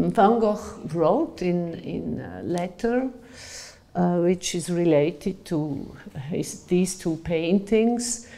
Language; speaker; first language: English; non-native, fluent; German